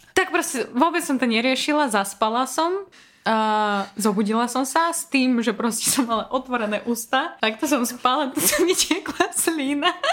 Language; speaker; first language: Slovak; non-native, fluent; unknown